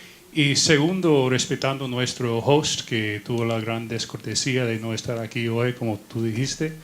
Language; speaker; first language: Spanish; non-native, fluent; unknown